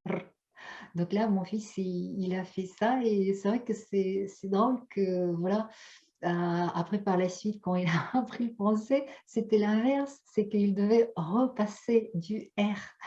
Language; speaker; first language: French; non-native, fluent; Russian